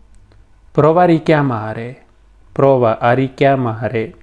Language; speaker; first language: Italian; non-native, fluent; Urdu